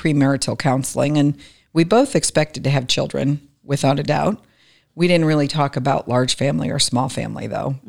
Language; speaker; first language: English; native; English